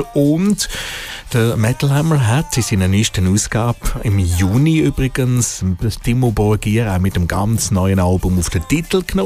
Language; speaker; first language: German; native; German